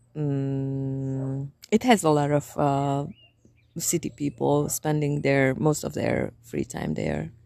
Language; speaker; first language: English; non-native, fluent; Romanian